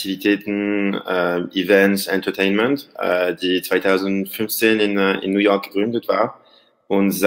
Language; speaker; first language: German; non-native, learner; French